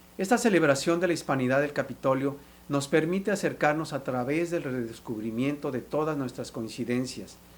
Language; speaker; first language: Spanish; native; Spanish